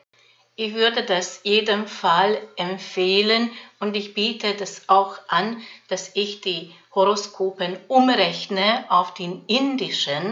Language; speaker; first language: German; non-native, fluent; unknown